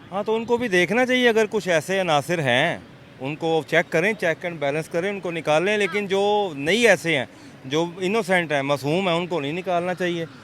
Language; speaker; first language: Urdu; non-native, local second language; Punjabi